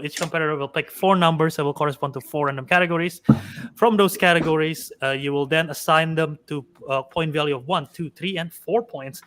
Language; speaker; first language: English; native; English